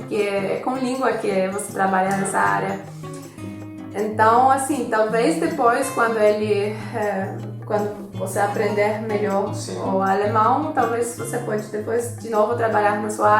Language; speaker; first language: Portuguese; non-native, fluent; Polish